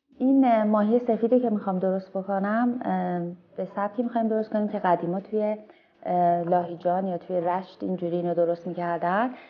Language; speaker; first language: Persian; native; Persian